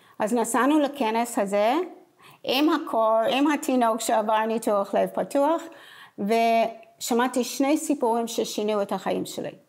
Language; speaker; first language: Hebrew; non-native, fluent; English